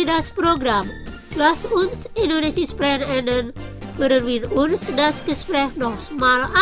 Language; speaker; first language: German; non-native, fluent; Indonesian